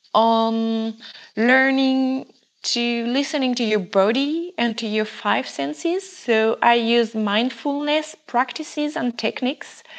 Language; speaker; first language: English; non-native, fluent; French